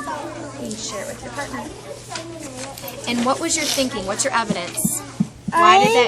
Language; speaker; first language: English; native; English